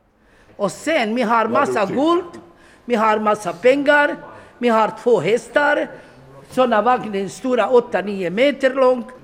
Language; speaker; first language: Swedish; non-native, learner; Romany